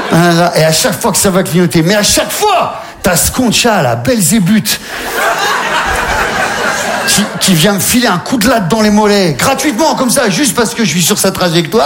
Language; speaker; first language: French; native; French